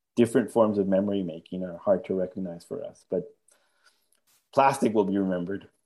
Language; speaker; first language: English; non-native, fluent; Spanish